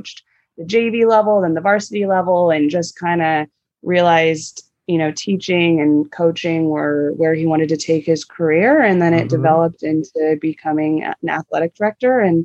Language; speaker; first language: English; native; English